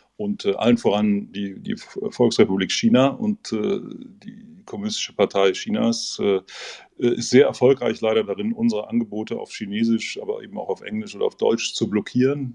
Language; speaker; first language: German; native; German